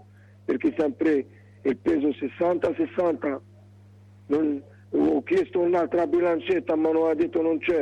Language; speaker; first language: Italian; non-native, learner; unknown